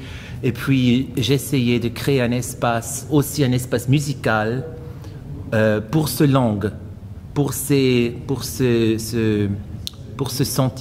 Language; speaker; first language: French; non-native, fluent; German